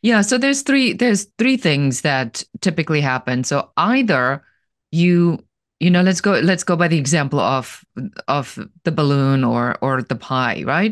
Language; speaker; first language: English; non-native, fluent; German